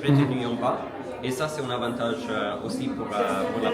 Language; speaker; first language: French; non-native, learner; Italian